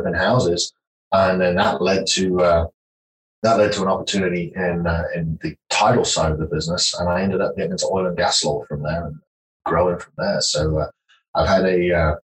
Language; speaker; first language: English; native; English